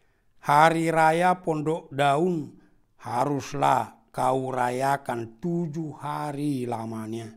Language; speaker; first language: Indonesian; non-native, local second language; Batak Toba